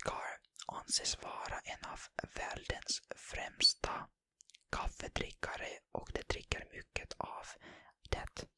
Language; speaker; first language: Swedish; non-native, learner; Finnish